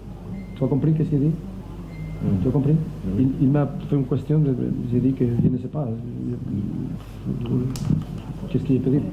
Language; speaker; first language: French; non-native, learner; Spanish